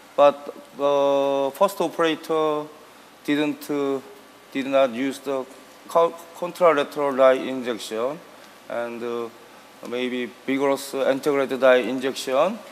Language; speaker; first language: English; non-native, learner; Korean